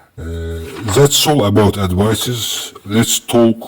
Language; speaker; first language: English; non-native, learner; Azerbaijani